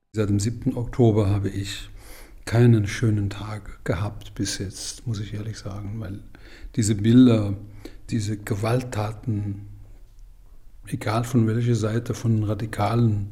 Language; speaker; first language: German; non-native, fluent; Persian